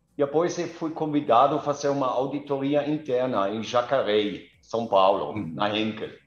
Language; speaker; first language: Portuguese; non-native, fluent; German